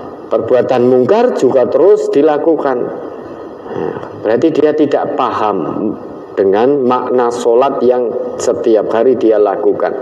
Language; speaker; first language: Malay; non-native, local second language; Javanese